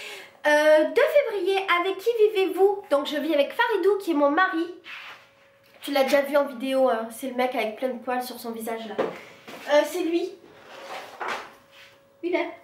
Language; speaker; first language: French; native; French